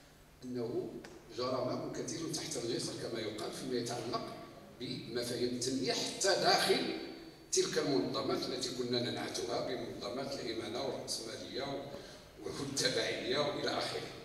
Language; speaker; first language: Arabic; native; Arabic